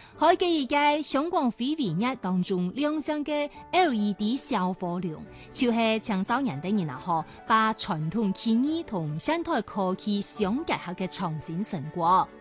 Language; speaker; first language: Chinese; non-native, local second language; Cantonese